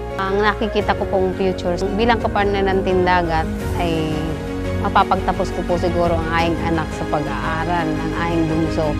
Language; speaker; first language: Filipino; native; Filipino